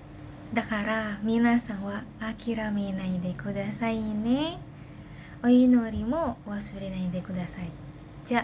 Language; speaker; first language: Japanese; non-native, learner; Indonesian